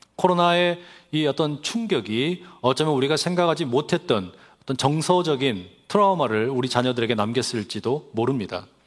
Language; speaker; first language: Korean; native; Korean